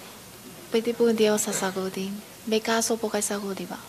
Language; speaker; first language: Filipino; non-native, learner; Chinese